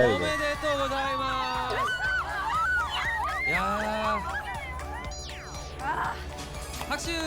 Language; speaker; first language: Japanese; non-native, learner; Korean